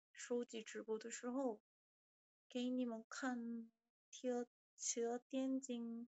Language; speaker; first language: Chinese; non-native, learner; Korean